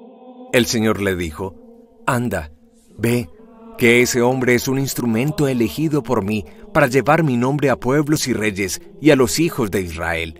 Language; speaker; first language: Spanish; native; Spanish